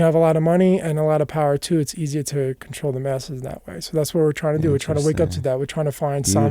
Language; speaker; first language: English; native; English